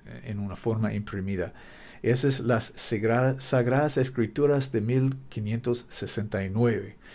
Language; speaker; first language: Spanish; non-native, learner; English